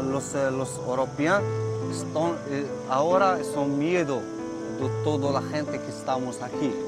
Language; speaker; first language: Spanish; non-native, learner; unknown